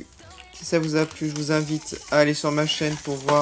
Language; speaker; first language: French; native; French